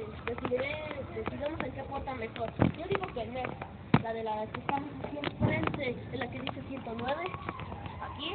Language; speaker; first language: Spanish; native; Spanish